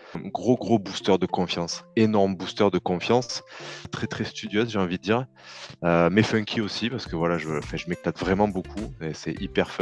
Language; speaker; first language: French; native; French